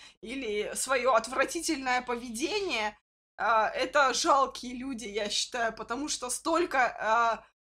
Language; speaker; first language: Russian; native; Russian